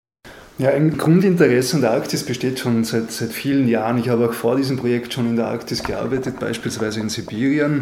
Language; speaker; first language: German; native; German